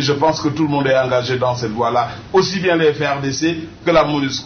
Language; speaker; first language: French; native; French